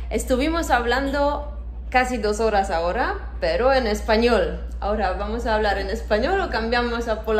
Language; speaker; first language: Spanish; non-native, fluent; Polish